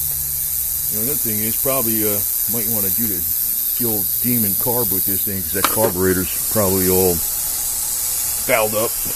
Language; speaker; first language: English; native; English